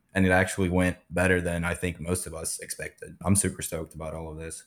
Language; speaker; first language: English; non-native, fluent; Swedish